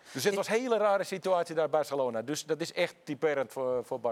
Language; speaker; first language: Dutch; non-native, fluent; Finnish